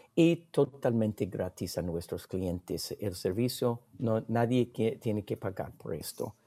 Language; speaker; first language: Spanish; non-native, learner; English